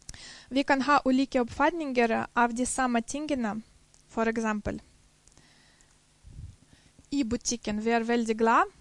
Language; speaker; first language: Norwegian; non-native, fluent; Dutch